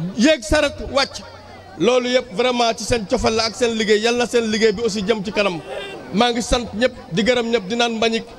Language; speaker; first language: Wolof; non-native, local second language; Serer